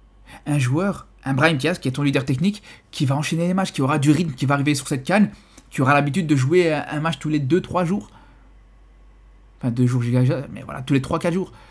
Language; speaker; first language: French; native; French